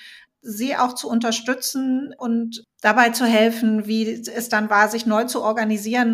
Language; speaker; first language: German; native; German